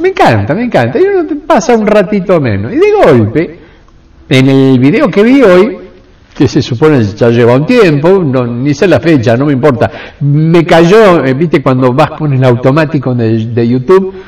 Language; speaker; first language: Spanish; native; Spanish